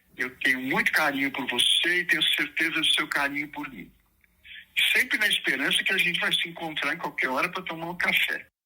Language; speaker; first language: Portuguese; native; Portuguese